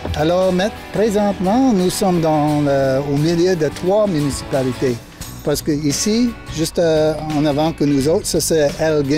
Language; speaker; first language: French; non-native, local second language; English